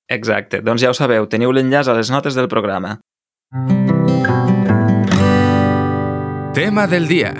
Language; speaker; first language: Catalan; native; Catalan